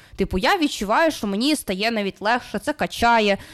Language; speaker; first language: Ukrainian; non-native, local second language; Russian